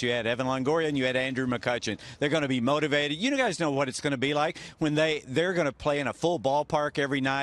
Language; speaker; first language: English; native; English